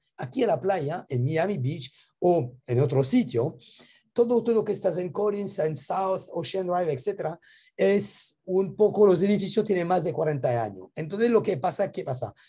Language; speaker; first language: Spanish; non-native, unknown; French